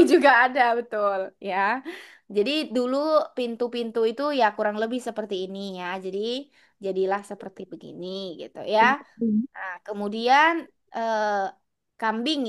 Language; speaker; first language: Indonesian; native; Indonesian